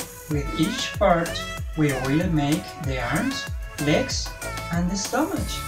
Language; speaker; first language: English; non-native, learner; Spanish